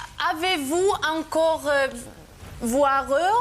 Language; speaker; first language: French; non-native, learner; German